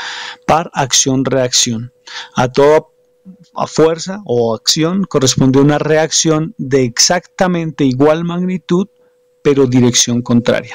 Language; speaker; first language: Spanish; native; Spanish